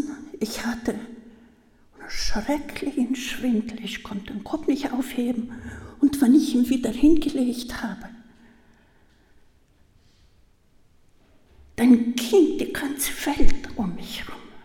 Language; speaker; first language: German; early bilingual, heritage; German